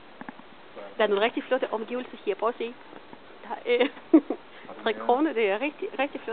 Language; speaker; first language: Danish; non-native, fluent; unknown